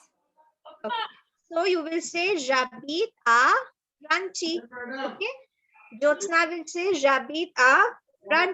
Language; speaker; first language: French; non-native, fluent; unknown